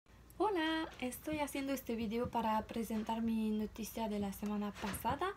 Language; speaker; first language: Spanish; non-native, learner; French